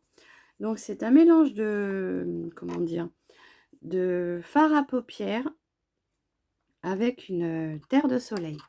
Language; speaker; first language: French; native; French